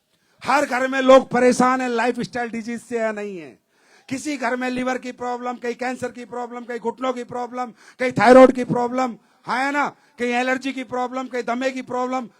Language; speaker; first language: Hindi; native; Hindi